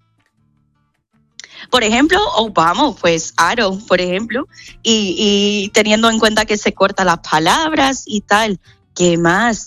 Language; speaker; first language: Spanish; non-native, fluent; English